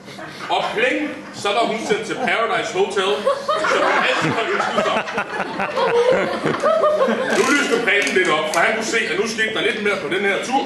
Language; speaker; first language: Danish; native; Danish